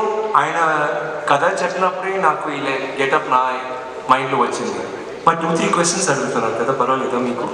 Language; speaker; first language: Telugu; non-native, fluent; Tamil